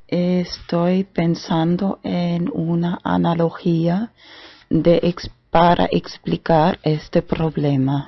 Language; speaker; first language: Spanish; non-native, fluent; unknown